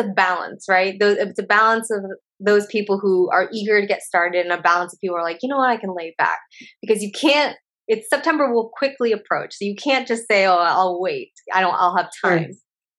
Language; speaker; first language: English; native; English